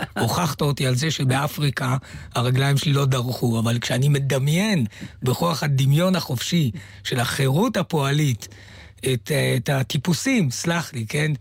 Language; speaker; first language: Hebrew; native; Hebrew